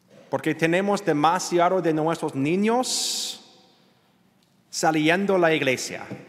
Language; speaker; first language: Spanish; non-native, learner; English